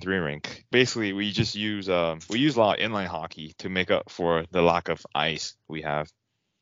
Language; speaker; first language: English; non-native, fluent; Chinese